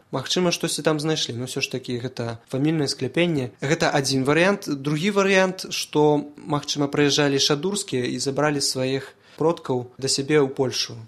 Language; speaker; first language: Belarusian; non-native, local second language; Russian